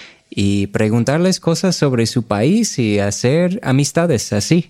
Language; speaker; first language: Spanish; non-native, fluent; English